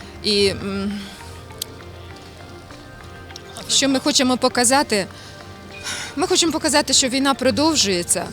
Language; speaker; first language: Ukrainian; non-native, local second language; Russian